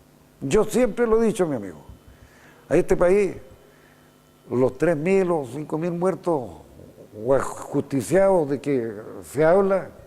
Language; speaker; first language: Spanish; native; Spanish